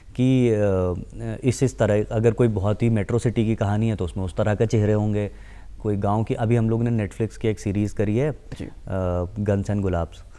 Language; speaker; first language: Hindi; native; Hindi